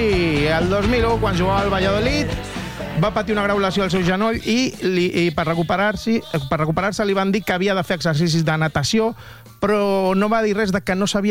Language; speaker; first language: Catalan; native; Catalan